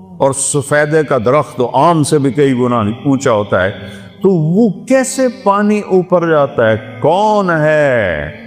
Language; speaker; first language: Urdu; non-native, local second language; Saraiki